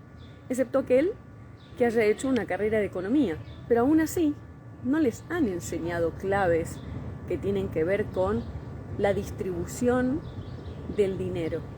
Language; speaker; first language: Spanish; native; Spanish